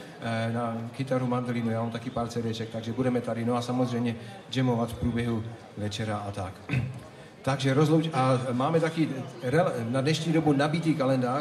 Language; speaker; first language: Czech; native; Czech